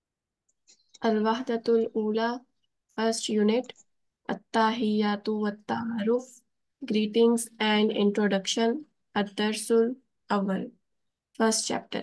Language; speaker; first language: Urdu; native; Urdu